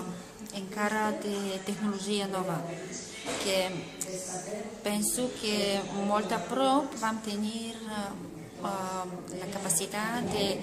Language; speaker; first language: Catalan; non-native, learner; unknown